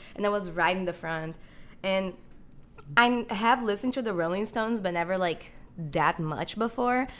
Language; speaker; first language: English; non-native, fluent; Portuguese